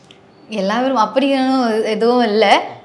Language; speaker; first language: Tamil; non-native, learner; Malayalam